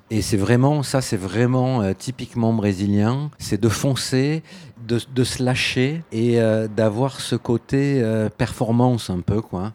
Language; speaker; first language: French; native; French